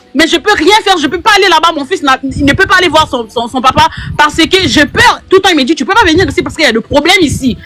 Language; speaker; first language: French; non-native, local second language; Lingala